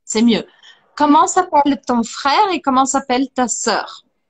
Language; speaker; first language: French; non-native, fluent; Portuguese